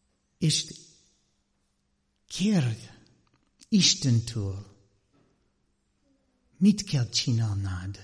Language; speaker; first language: Hungarian; non-native, learner; English